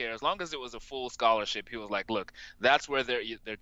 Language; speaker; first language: English; non-native, local second language; Yoruba